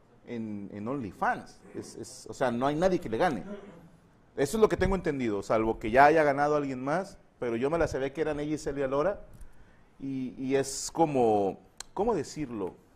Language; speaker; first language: Spanish; native; Spanish